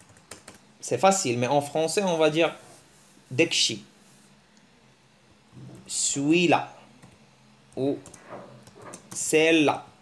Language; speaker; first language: French; early bilingual, other home language; Arabic